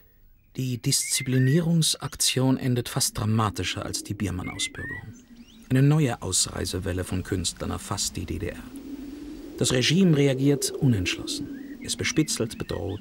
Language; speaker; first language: German; native; German